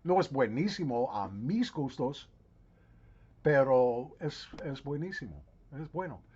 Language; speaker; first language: Spanish; non-native, learner; English